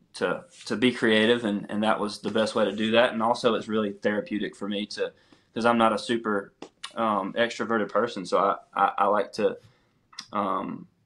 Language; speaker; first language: English; native; English